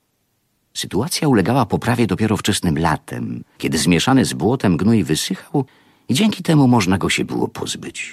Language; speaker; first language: Polish; native; Polish